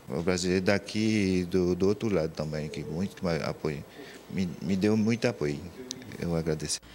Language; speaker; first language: Portuguese; non-native, fluent; French